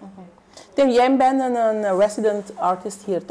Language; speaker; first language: Dutch; non-native, local second language; Papiamento